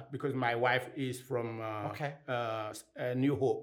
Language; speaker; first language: English; non-native, fluent; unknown